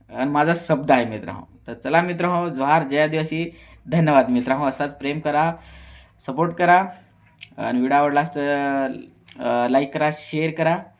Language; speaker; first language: Marathi; non-native, local second language; Kukna